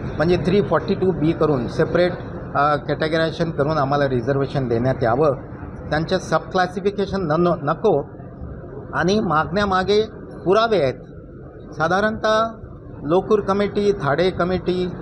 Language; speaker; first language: Marathi; non-native, local second language; Lambadi